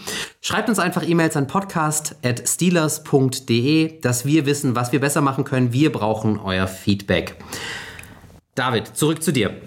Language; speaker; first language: German; native; German